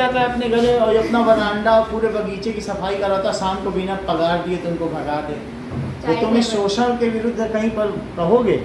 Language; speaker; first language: Hindi; native; Hindi